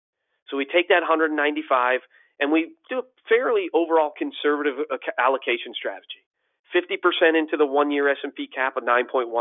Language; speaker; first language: English; native; English